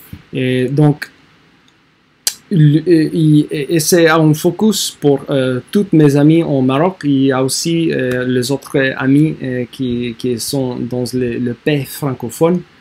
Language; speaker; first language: French; non-native, learner; English